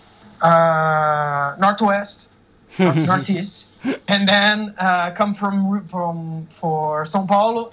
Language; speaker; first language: English; non-native, learner; Portuguese